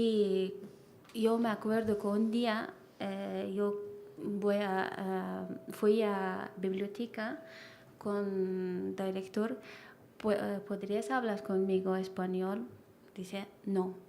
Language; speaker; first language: Spanish; non-native, learner; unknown